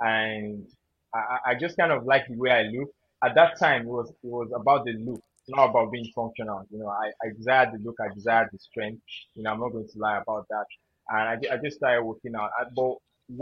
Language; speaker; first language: English; non-native, local second language; Yoruba